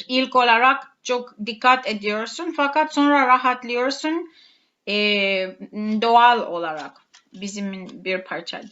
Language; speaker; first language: Turkish; non-native, learner; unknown